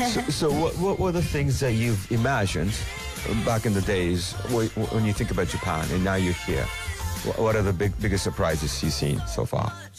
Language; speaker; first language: English; non-native, fluent; Japanese